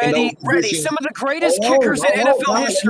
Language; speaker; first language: English; native; English